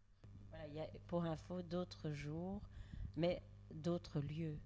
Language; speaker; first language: French; native; French